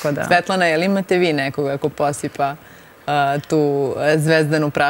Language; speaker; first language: Serbian; native; Serbian